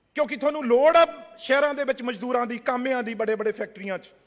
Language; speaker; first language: Hindi; non-native, local second language; Punjabi